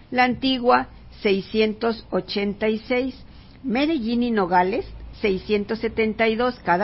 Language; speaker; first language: Spanish; native; Spanish